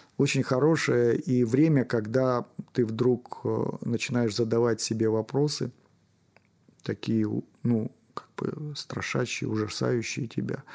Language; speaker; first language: Russian; native; Russian